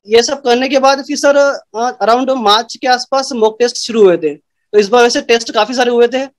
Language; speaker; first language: Hindi; native; Hindi